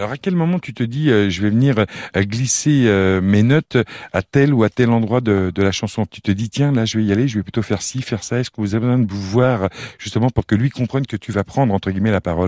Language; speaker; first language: French; native; French